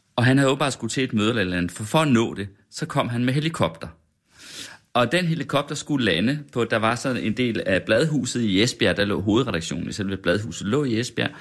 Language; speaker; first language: Danish; native; Danish